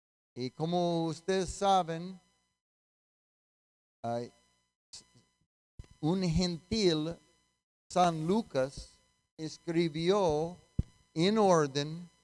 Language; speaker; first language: Spanish; non-native, fluent; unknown